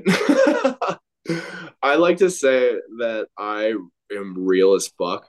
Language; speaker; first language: English; native; English